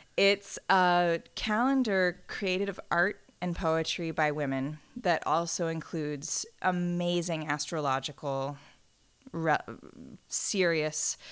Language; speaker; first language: English; native; English